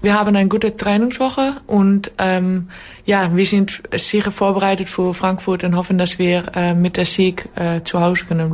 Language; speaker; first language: German; non-native, learner; Dutch